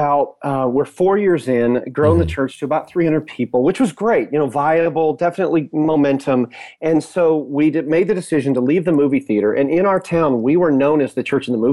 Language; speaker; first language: English; native; English